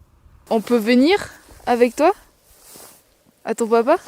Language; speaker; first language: French; native; French